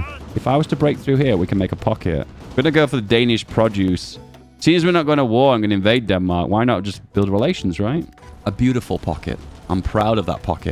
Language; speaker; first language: English; native; English